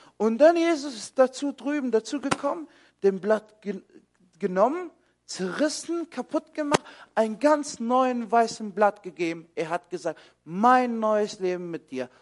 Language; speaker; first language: German; early bilingual, other home language; Kurdish